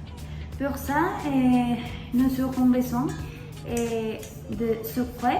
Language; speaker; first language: French; non-native, learner; Spanish